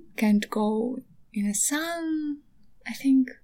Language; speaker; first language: English; non-native, learner; Ukrainian